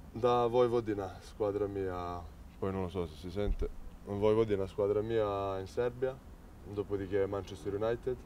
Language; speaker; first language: Italian; non-native, fluent; Serbian